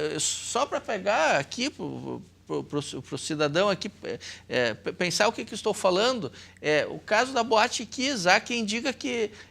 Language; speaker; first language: Portuguese; native; Portuguese